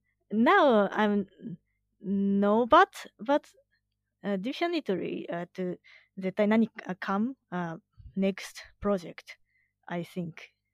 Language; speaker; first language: English; non-native, learner; Japanese